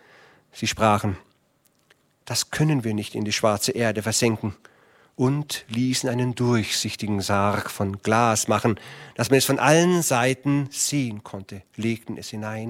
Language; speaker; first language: German; native; German